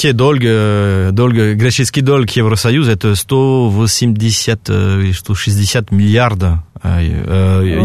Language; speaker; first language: Russian; non-native, fluent; French